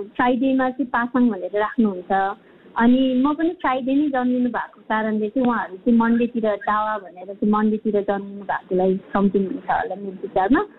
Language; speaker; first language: Nepali; non-native, local second language; Sherpa